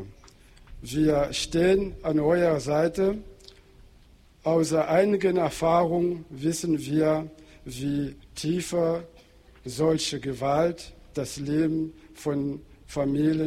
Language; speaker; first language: German; non-native, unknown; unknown